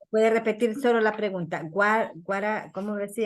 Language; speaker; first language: Spanish; native; Spanish